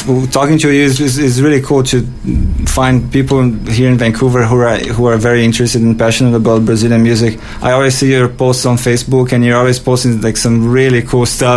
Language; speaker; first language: English; non-native, fluent; Portuguese